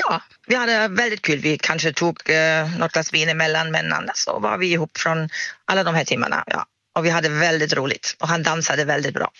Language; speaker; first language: Swedish; non-native, fluent; German